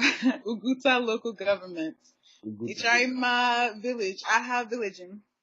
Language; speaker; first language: Igbo; non-native, learner; English